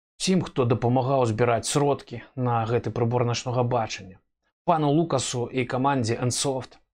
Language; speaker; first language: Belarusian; native; Belarusian